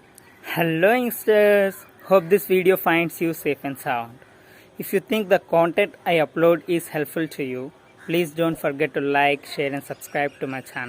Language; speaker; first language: English; non-native, local second language; Telugu